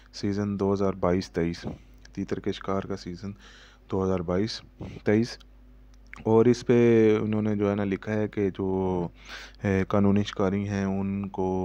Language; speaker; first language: Urdu; native; Urdu